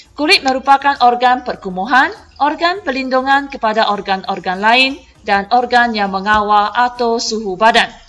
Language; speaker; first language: Malay; non-native, local second language; Chinese